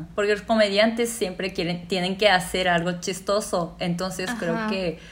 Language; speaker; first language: Spanish; non-native, fluent; Japanese